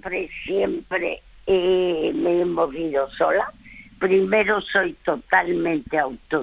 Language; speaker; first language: Spanish; early bilingual, other home language; French